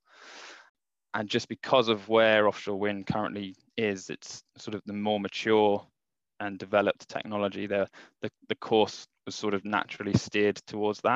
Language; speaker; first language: English; native; English